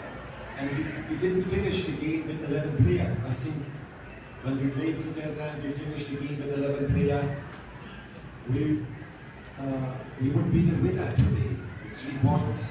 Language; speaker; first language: English; non-native, fluent; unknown